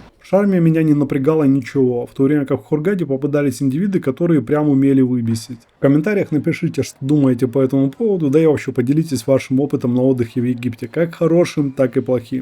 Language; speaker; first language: Russian; native; Russian